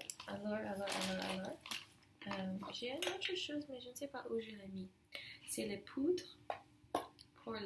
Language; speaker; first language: French; non-native, learner; English